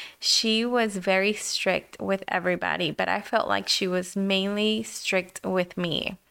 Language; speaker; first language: English; early bilingual, other home language; Spanish